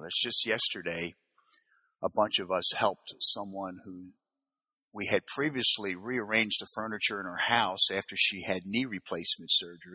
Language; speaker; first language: English; native; English